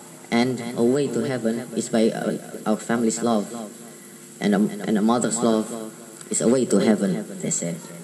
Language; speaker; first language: English; non-native, fluent; Indonesian